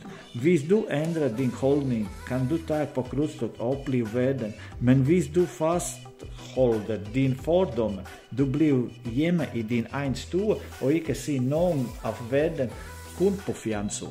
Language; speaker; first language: Swedish; non-native, learner; Danish